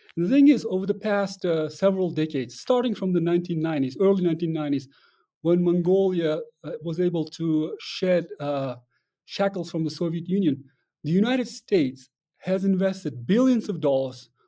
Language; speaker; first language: English; non-native, fluent; Russian